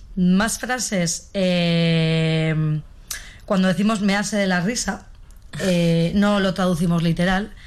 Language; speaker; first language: Spanish; native; Spanish